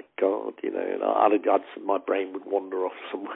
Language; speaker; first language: English; native; English